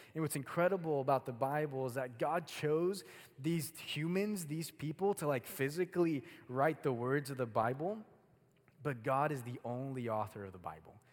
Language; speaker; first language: English; early bilingual, other home language; Spanish